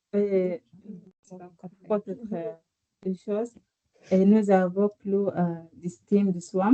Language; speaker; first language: French; non-native, learner; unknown